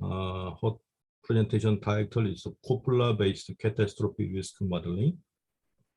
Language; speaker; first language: English; non-native, fluent; Korean